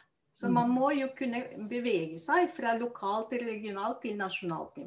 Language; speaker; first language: Norwegian; non-native, fluent; Spanish